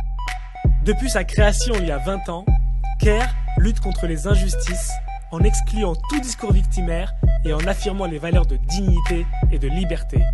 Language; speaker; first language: French; native; French